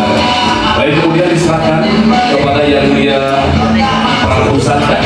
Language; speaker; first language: Indonesian; native; Indonesian